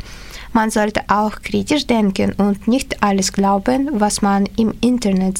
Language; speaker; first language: German; non-native, learner; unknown